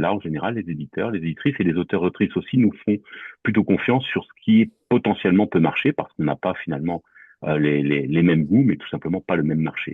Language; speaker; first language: French; native; French